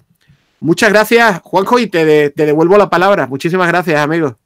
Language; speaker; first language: Spanish; native; Spanish